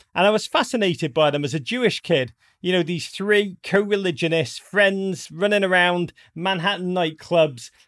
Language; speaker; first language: English; native; English